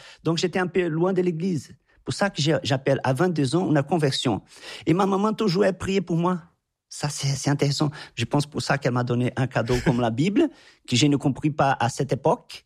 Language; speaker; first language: French; non-native, fluent; Portuguese